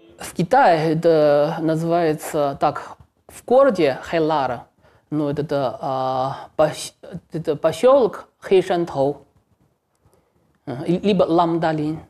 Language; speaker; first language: Russian; non-native, learner; Chinese